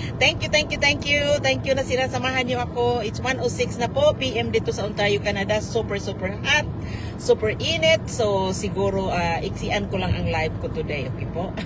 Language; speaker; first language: Filipino; non-native, local second language; Cebuano